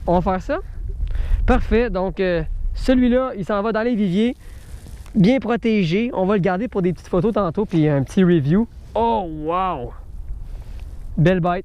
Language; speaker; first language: French; native; French